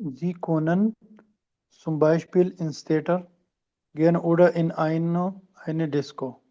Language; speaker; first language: German; non-native, learner; Urdu